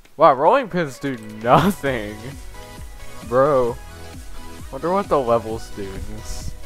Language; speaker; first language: English; native; English